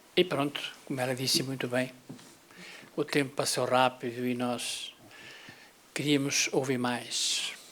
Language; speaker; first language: Portuguese; native; Portuguese